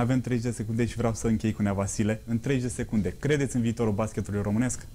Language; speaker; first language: Romanian; native; Romanian